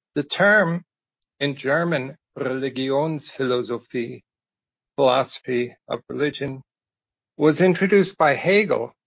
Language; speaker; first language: English; native; English